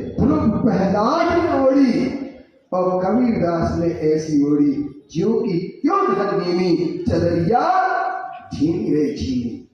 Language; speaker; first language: Hindi; native; Hindi